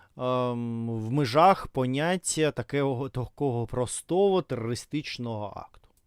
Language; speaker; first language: Ukrainian; non-native, fluent; Russian